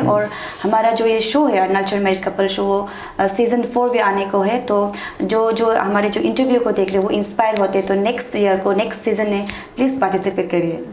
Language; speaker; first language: Hindi; non-native, local second language; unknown